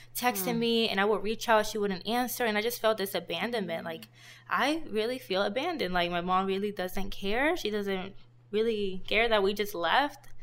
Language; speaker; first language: English; non-native, fluent; Spanish